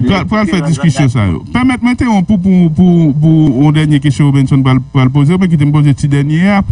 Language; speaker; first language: French; non-native, local second language; Haitian Creole